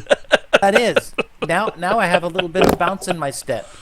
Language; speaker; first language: English; native; English